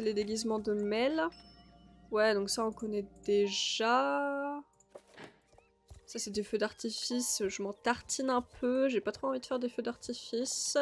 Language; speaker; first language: French; native; French